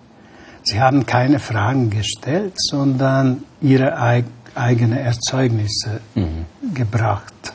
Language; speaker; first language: German; non-native, fluent; Hungarian